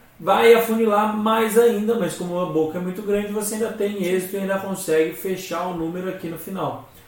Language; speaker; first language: Portuguese; native; Portuguese